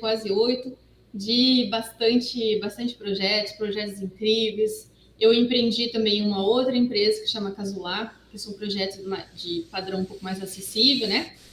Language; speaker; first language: Portuguese; non-native, fluent; French